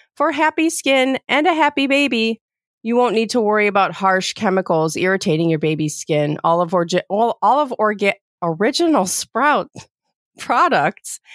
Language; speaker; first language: English; native; English